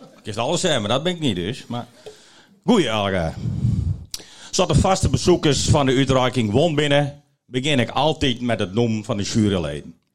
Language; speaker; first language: Dutch; non-native, local second language; Western Frisian